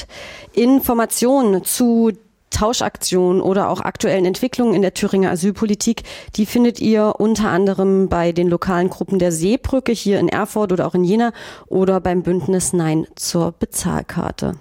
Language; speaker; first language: German; native; German